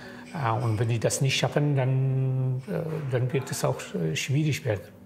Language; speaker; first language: German; non-native, fluent; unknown